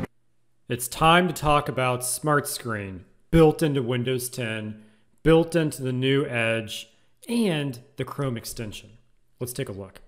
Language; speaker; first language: English; native; English